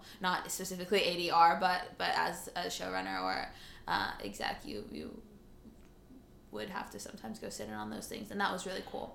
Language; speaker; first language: English; early bilingual, other home language; Finnish